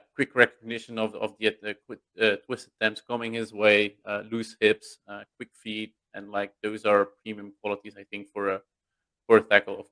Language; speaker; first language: English; non-native, fluent; Dutch